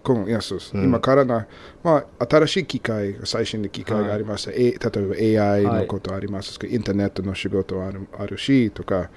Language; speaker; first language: Japanese; non-native, learner; English